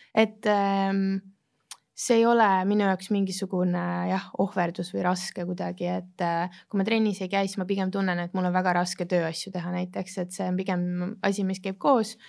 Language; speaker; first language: Estonian; native; Estonian